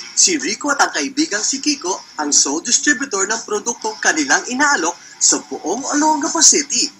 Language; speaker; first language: Filipino; native; Filipino